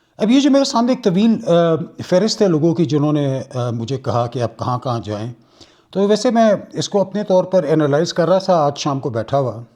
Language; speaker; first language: Urdu; native; Urdu